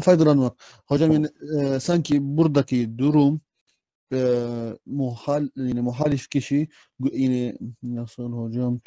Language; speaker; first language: Turkish; non-native, learner; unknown